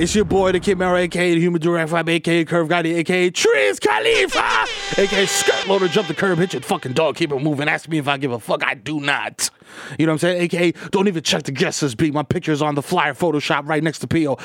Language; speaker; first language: English; early bilingual, other home language; Spanish